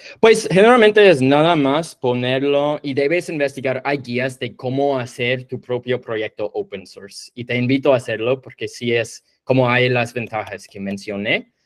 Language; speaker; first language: Spanish; non-native, fluent; English